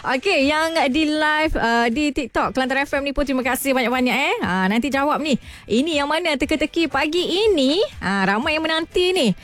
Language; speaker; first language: Malay; native; Malay